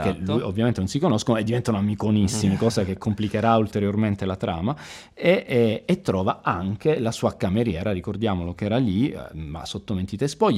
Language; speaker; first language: Italian; native; Italian